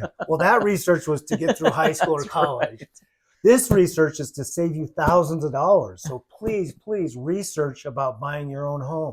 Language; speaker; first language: English; native; English